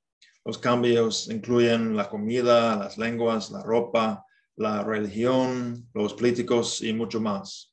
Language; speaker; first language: Spanish; non-native, fluent; English